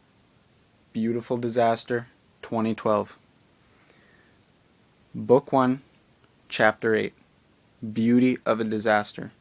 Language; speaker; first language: English; native; English